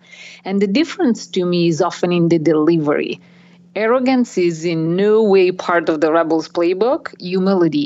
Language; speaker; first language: English; non-native, fluent; Italian